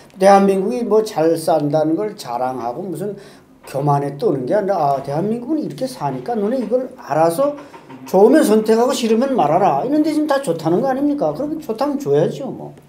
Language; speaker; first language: Korean; native; Korean